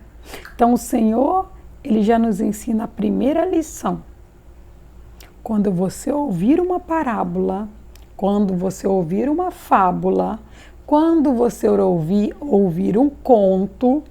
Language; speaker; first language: Portuguese; native; Portuguese